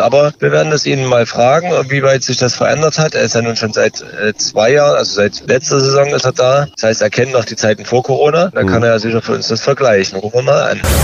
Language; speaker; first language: German; native; German